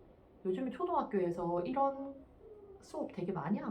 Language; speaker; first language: Korean; native; Korean